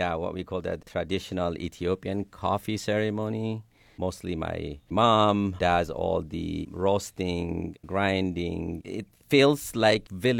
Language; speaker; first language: English; non-native, fluent; Sidamo